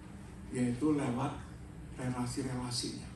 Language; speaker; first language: Indonesian; native; Indonesian